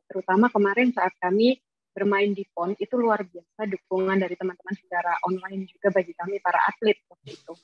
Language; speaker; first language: Indonesian; native; Indonesian